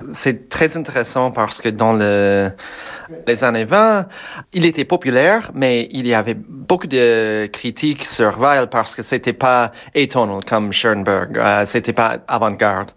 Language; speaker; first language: French; non-native, fluent; English